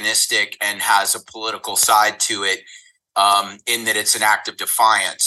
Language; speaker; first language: English; native; English